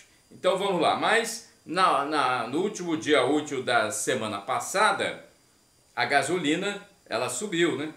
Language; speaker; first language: Portuguese; native; Portuguese